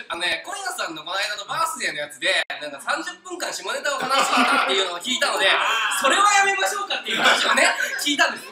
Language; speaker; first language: Japanese; native; Japanese